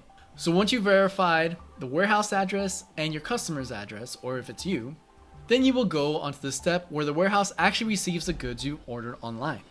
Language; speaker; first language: English; native; English